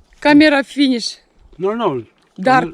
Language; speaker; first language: English; non-native, learner; Ukrainian